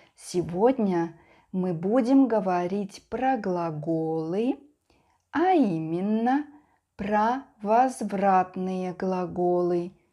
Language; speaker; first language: Russian; non-native, fluent; Spanish